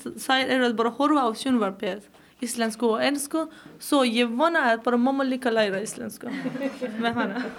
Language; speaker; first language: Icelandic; non-native, learner; Persian